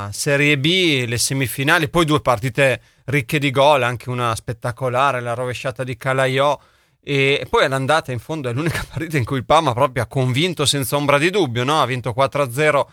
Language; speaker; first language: Italian; native; Italian